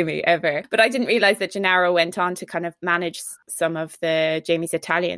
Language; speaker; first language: English; native; English